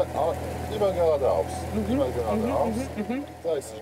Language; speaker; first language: German; non-native, learner; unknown